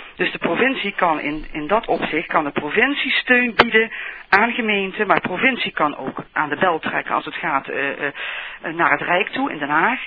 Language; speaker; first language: Dutch; native; Dutch